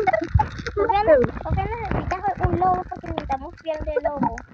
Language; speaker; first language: Spanish; native; Spanish